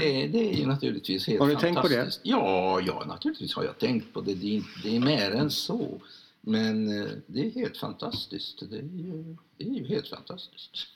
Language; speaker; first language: Swedish; non-native, fluent; Hungarian